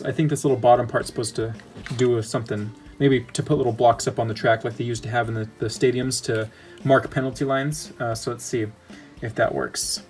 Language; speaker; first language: English; native; English